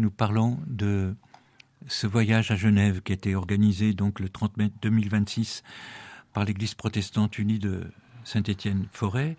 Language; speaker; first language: French; native; French